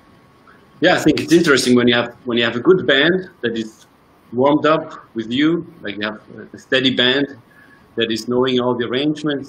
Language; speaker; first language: English; non-native, fluent; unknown